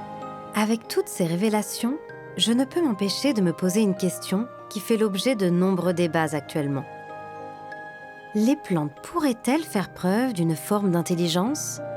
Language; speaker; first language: French; native; French